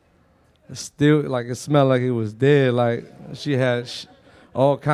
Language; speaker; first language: English; non-native, fluent; Arabic